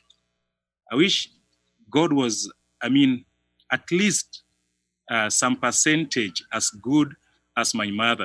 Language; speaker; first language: English; non-native, local second language; Luo (Kenya and Tanzania)